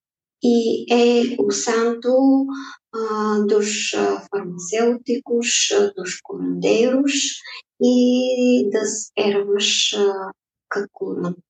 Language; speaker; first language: Portuguese; non-native, fluent; Bulgarian